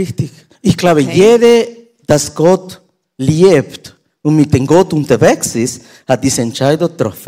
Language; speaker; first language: German; non-native, learner; Spanish